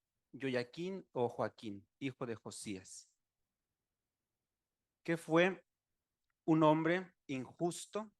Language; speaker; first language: Spanish; native; Spanish